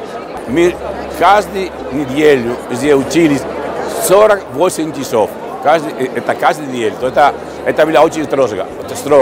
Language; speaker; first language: Russian; non-native, fluent; Spanish